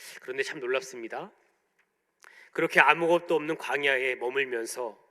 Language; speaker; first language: Korean; native; Korean